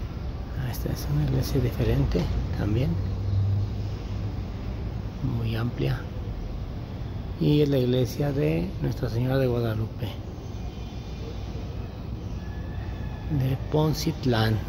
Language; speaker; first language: Spanish; native; Spanish